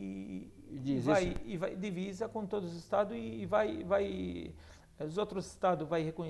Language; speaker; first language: Portuguese; non-native, fluent; Arabic